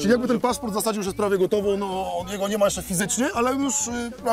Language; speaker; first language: Polish; native; Polish